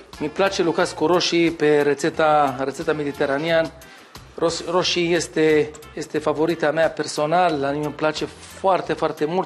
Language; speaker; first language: Romanian; non-native, learner; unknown